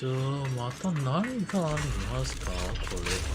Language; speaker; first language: Japanese; non-native, learner; English